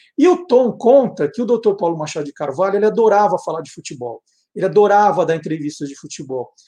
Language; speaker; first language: Portuguese; native; Portuguese